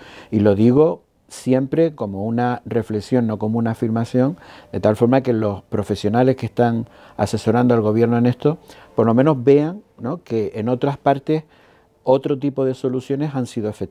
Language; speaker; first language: Spanish; native; Spanish